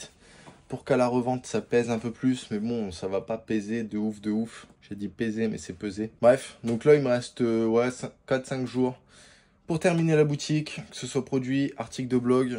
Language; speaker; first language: French; native; French